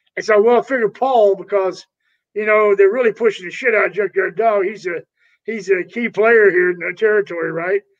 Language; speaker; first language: English; native; English